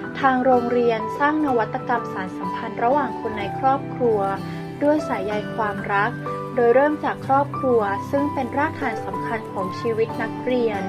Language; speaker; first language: Thai; native; Thai